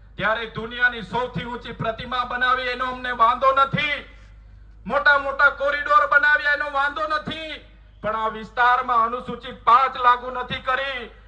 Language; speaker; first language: Gujarati; non-native, local second language; Vasavi